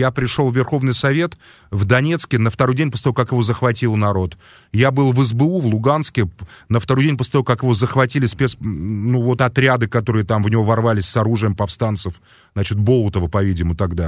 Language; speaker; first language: Russian; native; Russian